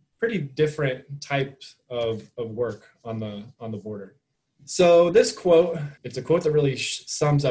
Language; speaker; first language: English; native; English